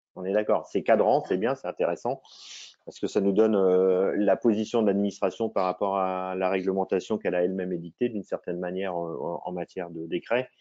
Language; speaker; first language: French; native; French